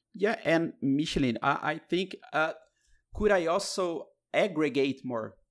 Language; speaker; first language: English; non-native, fluent; Portuguese